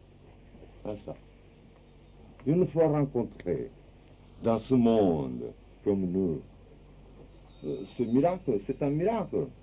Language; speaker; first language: French; non-native, fluent; Japanese